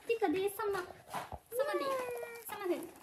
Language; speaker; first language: Swedish; early bilingual, other home language; Mongolian